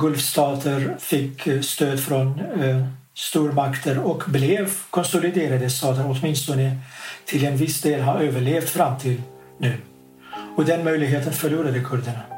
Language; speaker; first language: Swedish; non-native, fluent; Kurdish